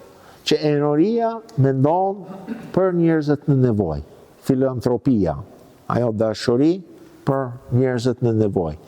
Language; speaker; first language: Albanian; non-native, fluent; English